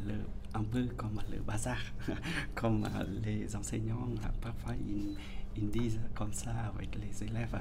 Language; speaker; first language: French; non-native, fluent; Vietnamese